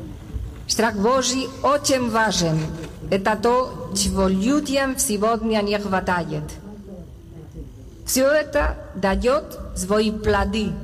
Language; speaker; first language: Russian; non-native, learner; Spanish